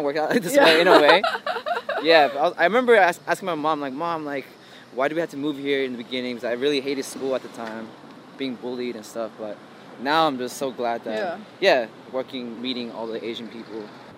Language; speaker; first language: English; early bilingual, other home language; Korean